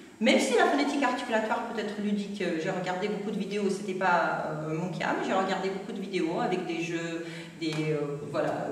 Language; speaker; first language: French; non-native, fluent; Russian